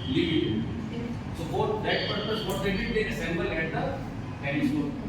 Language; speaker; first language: English; non-native, local second language; Hindi